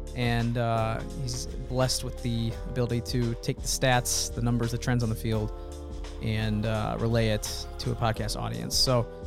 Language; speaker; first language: English; native; English